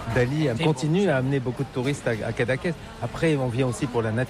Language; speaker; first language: French; native; French